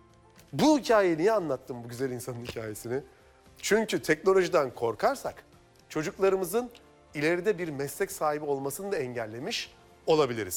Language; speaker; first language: Turkish; native; Turkish